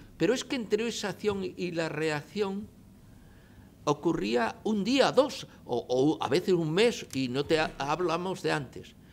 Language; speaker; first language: Spanish; native; Spanish